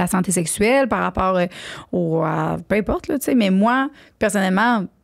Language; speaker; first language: French; native; French